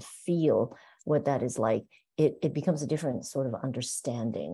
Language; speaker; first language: English; native; English